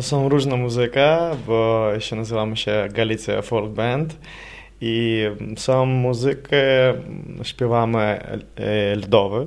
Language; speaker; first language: Polish; non-native, learner; Ukrainian